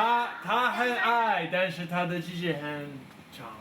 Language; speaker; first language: Chinese; non-native, learner; English